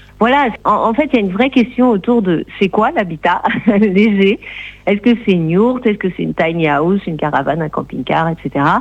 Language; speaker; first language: French; native; French